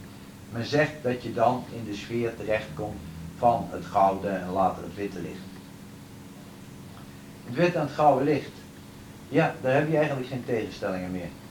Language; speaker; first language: Dutch; native; Dutch